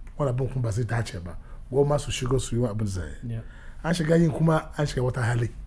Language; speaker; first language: Hausa; non-native, local second language; Igbo